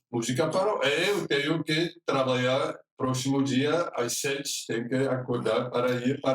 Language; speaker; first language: Portuguese; non-native, fluent; Dutch